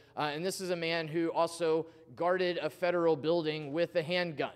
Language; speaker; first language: English; native; English